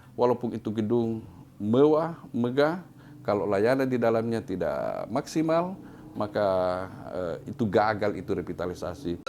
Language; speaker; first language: Indonesian; non-native, local second language; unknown